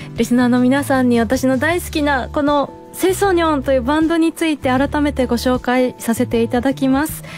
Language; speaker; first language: Japanese; native; Japanese